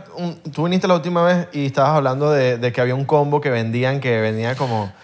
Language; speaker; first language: Spanish; native; Spanish